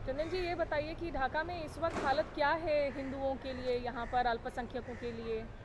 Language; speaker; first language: Hindi; native; Hindi